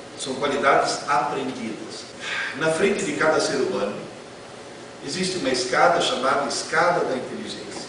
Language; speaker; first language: Portuguese; non-native, fluent; Italian